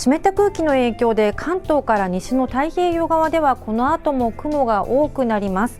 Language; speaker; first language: Japanese; native; Japanese